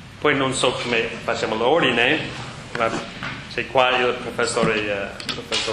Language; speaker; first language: Italian; non-native, learner; English